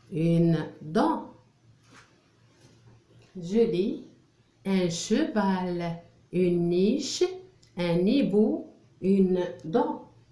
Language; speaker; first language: French; non-native, local second language; Arabic